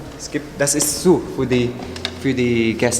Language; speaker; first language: German; non-native, learner; Filipino